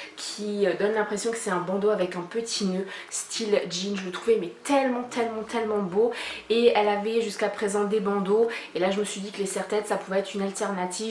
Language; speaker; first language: French; native; French